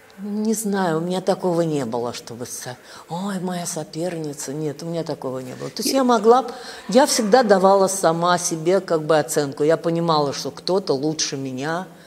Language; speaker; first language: Russian; native; Russian